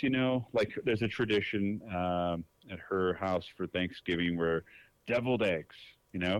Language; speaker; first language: English; native; English